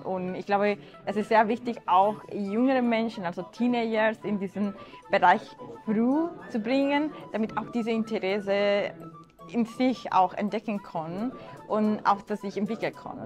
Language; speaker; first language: German; non-native, fluent; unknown